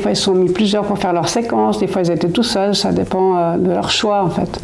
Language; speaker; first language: French; native; French